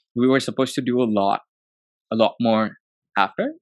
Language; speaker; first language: English; non-native, local second language; Telugu